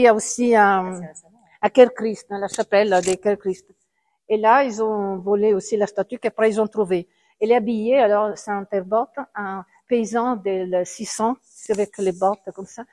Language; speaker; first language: French; non-native, fluent; Italian